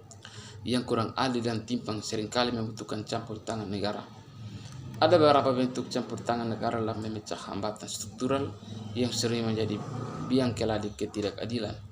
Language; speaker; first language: Indonesian; native; Indonesian